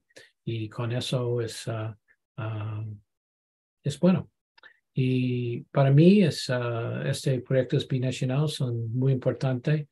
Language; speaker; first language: Spanish; non-native, learner; English